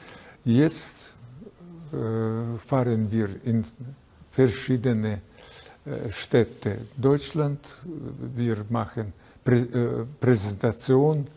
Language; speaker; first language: German; non-native, learner; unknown